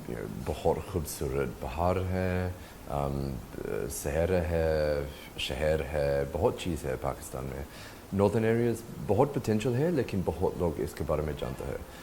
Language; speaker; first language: Hindi; non-native, learner; English